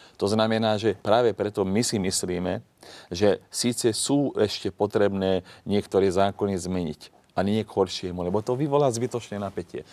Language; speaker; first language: Slovak; non-native, local second language; Hungarian